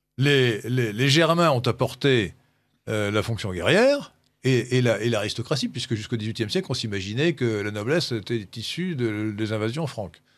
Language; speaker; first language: French; native; French